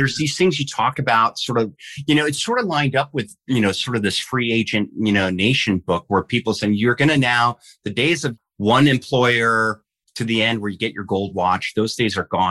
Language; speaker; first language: English; early bilingual, heritage; English